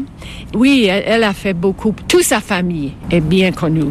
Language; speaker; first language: French; non-native, fluent; English